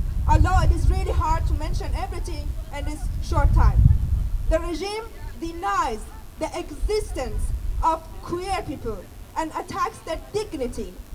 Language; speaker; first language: English; non-native, fluent; Persian